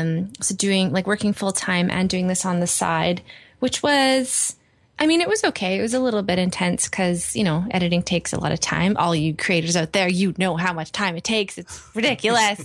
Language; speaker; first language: English; native; English